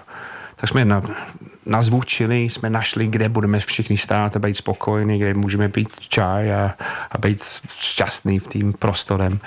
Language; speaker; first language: Czech; non-native, fluent; English